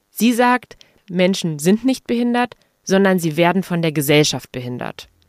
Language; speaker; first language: German; native; German